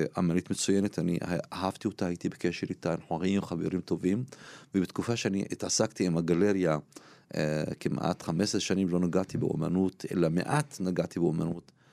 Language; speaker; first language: Hebrew; non-native, local second language; Arabic